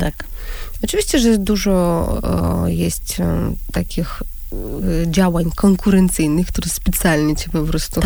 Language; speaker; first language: Polish; non-native, fluent; Russian